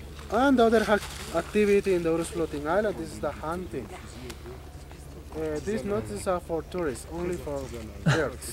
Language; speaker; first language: English; non-native, learner; Spanish